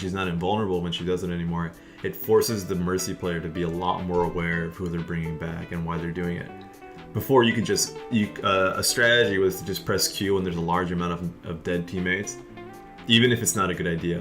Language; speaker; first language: English; native; English